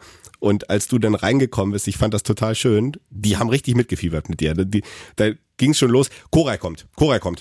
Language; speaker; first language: German; native; German